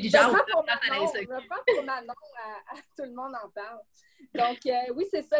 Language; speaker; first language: French; native; French